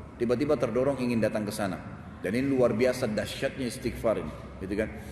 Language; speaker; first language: Indonesian; native; Indonesian